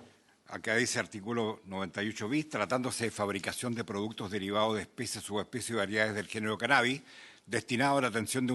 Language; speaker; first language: Spanish; native; Spanish